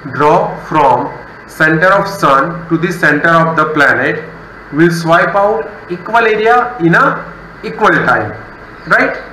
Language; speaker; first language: English; non-native, local second language; Gujarati